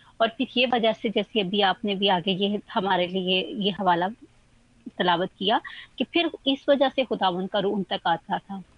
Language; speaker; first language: Urdu; non-native, local second language; Punjabi